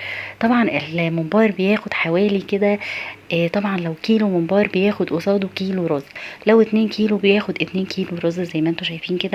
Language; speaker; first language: Arabic; native; Arabic